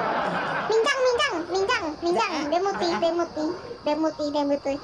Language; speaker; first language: Vietnamese; non-native, learner; Indonesian